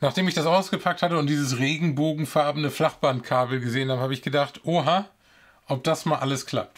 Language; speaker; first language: German; native; German